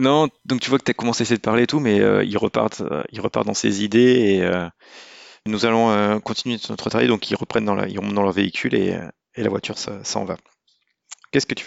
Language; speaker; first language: French; native; French